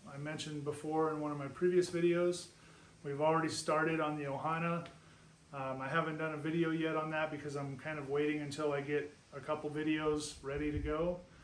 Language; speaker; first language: English; native; English